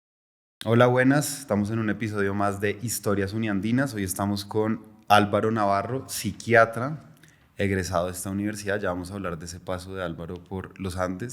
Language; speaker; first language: Spanish; native; Spanish